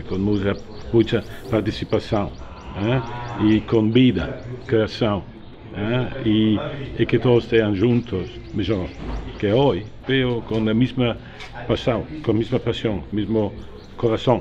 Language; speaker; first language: Portuguese; non-native, learner; Italian